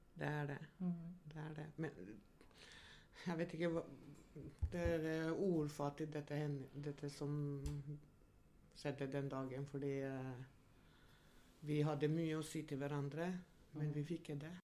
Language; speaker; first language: Norwegian; non-native, fluent; Albanian